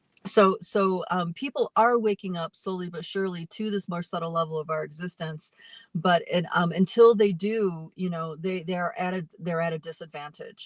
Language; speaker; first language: English; native; English